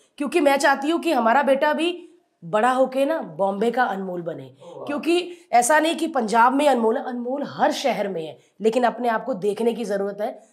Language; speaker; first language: Hindi; non-native, local second language; Punjabi